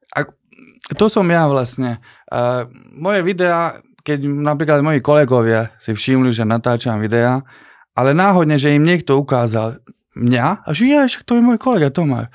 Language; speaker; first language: Slovak; non-native, local second language; Hungarian